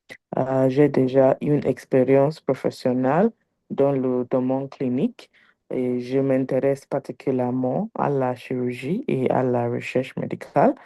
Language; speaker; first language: French; non-native, learner; Igbo